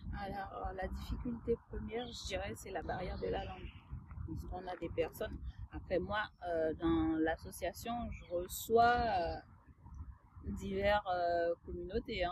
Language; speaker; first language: French; early bilingual, other home language; Haitian Creole